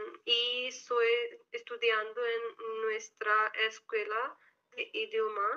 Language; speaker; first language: Spanish; non-native, learner; Hindi